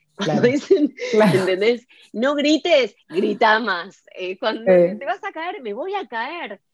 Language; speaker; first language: Spanish; native; Spanish